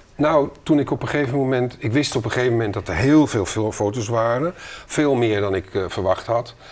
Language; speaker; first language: Dutch; native; Dutch